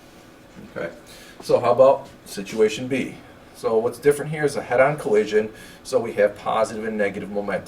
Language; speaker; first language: English; native; English